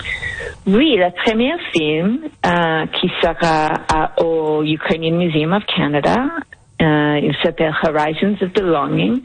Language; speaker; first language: French; non-native, local second language; English